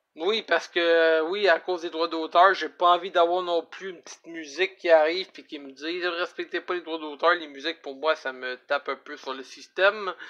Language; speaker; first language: French; native; French